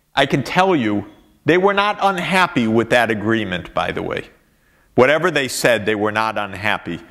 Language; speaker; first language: English; native; English